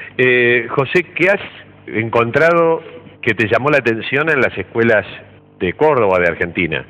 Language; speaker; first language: Spanish; native; Spanish